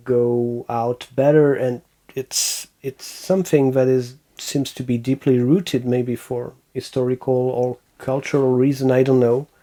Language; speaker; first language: English; non-native, fluent; French